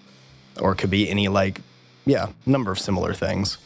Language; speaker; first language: English; native; English